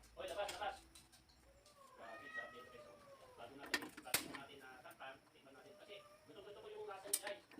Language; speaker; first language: Filipino; non-native, local second language; Iloko